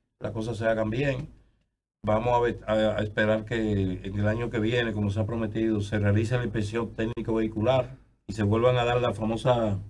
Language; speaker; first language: Spanish; native; Spanish